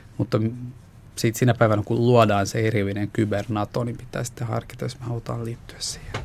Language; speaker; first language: Finnish; non-native, local second language; Swedish